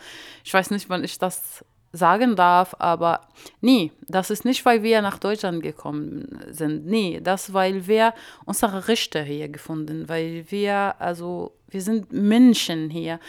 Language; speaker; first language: German; non-native, learner; Arabic